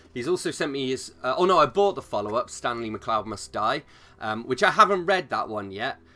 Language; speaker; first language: English; native; English